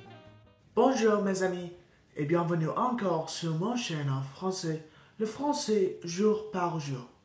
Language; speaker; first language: French; non-native, learner; English